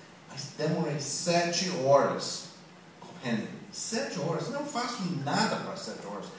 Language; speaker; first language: Portuguese; non-native, fluent; English